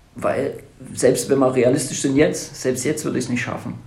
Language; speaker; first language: German; native; German